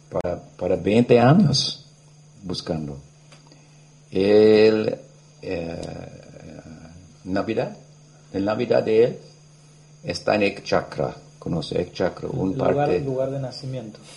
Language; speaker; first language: Spanish; non-native, learner; English